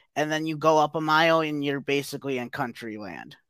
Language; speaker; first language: English; native; English